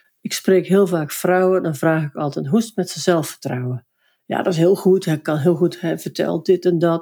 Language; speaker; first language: Dutch; native; Dutch